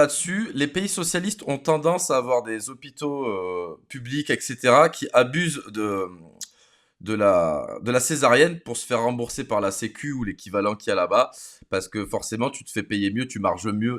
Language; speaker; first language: French; native; French